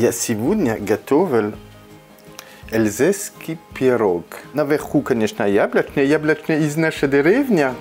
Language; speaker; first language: Russian; non-native, fluent; French